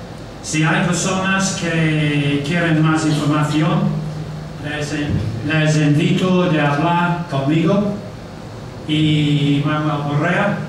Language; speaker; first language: Spanish; non-native, fluent; English